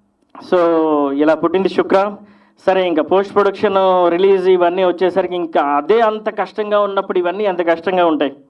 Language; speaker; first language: Telugu; native; Telugu